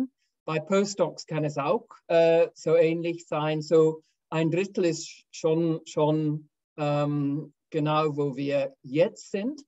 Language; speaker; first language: German; non-native, fluent; English